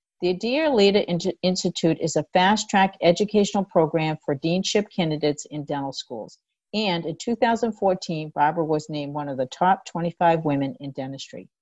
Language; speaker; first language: English; native; English